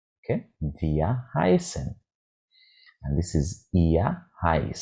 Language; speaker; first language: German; non-native, fluent; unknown